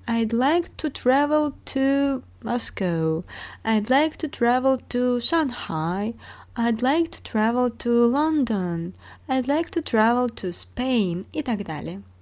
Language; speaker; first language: English; non-native, fluent; Russian